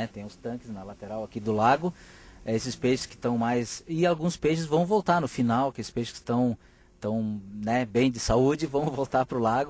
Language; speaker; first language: Portuguese; native; Portuguese